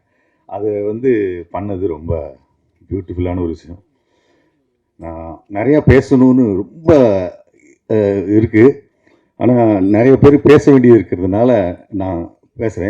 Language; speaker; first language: Tamil; native; Tamil